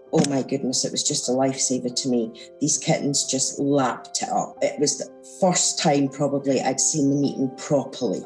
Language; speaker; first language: English; native; English